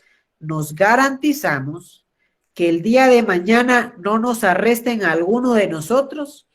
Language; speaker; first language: Spanish; native; Spanish